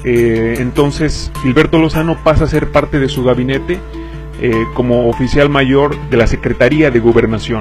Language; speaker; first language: Spanish; native; Spanish